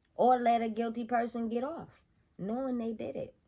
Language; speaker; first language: English; native; English